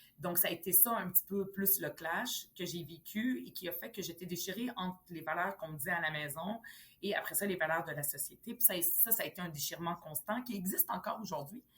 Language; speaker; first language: French; early bilingual, other home language; Arabic